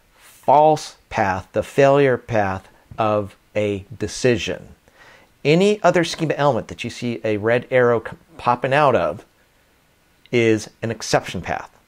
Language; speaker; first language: English; native; English